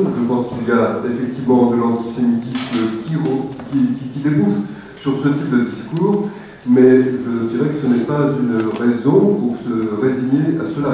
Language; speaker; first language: French; native; French